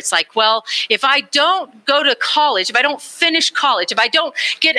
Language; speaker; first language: English; native; English